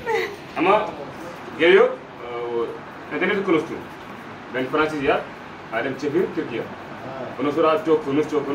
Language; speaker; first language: Turkish; non-native, learner; French